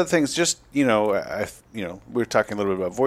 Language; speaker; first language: English; native; English